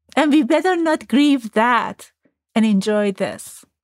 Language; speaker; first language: English; non-native, fluent; Persian